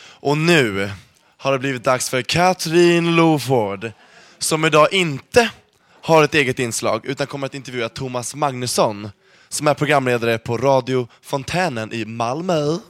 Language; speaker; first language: Swedish; native; Swedish